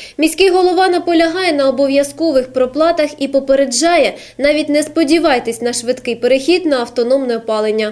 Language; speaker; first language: Ukrainian; native; Ukrainian